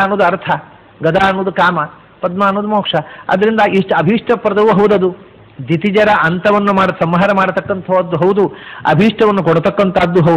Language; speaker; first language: Kannada; native; Kannada